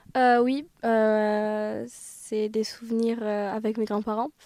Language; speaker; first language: French; native; French